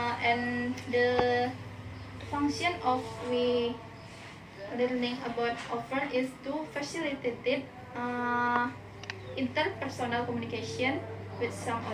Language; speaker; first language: English; non-native, learner; Indonesian